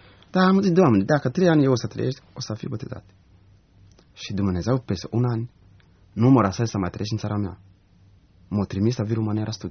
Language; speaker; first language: Romanian; non-native, learner; Rundi